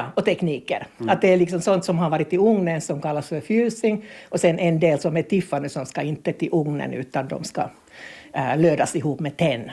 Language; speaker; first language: Swedish; non-native, local second language; Finnish